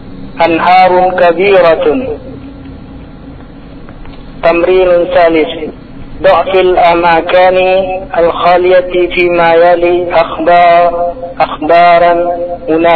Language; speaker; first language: Arabic; non-native, learner; Indonesian